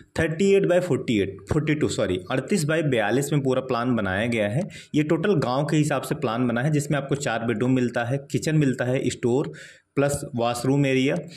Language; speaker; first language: Hindi; native; Hindi